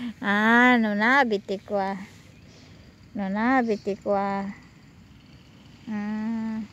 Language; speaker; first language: Italian; non-native, fluent; Filipino